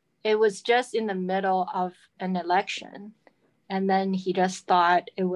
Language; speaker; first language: English; non-native, fluent; Chinese